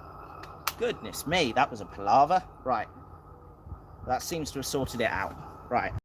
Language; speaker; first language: English; native; English